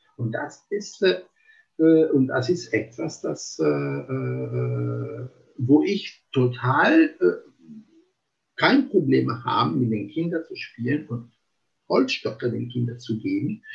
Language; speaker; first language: German; non-native, fluent; Italian